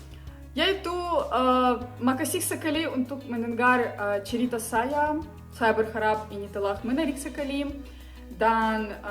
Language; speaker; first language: Indonesian; non-native, learner; Ukrainian